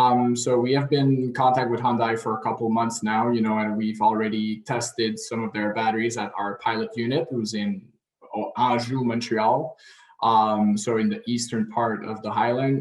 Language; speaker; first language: English; non-native, local second language; French